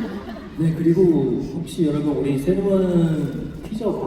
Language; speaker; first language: Korean; non-native, fluent; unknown